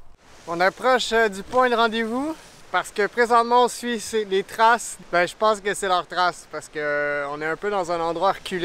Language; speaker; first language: French; native; French